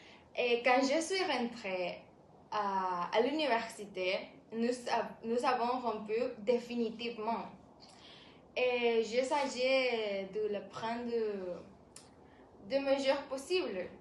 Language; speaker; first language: French; non-native, learner; Spanish